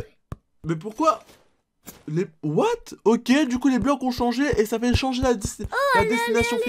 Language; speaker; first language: French; native; French